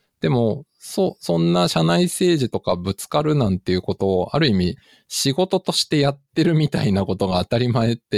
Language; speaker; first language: Japanese; native; Japanese